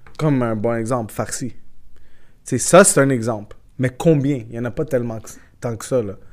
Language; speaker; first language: French; early bilingual, other home language; Portuguese